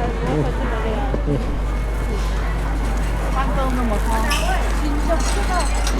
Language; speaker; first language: Korean; non-native, learner; Vietnamese